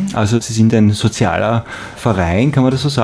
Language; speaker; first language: German; native; German